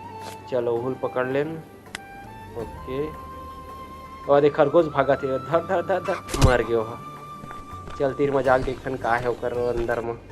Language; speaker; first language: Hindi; non-native, local second language; Chhattisgarhi